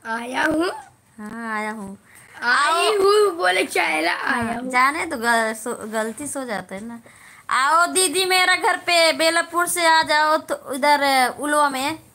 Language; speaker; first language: Hindi; native; Hindi